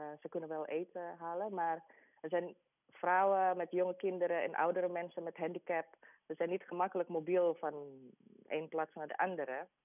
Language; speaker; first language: Dutch; non-native, learner; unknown